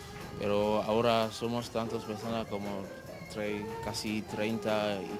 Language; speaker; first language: Spanish; non-native, learner; Yoruba